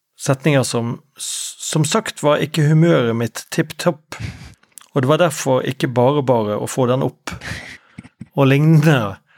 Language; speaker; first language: Norwegian; native; Norwegian